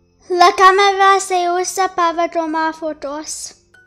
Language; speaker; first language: Spanish; non-native, learner; English